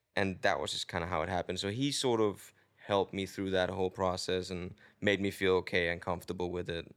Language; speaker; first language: English; non-native, fluent; Danish